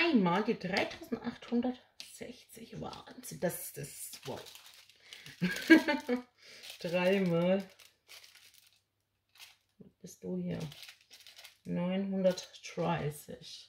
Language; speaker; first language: German; native; German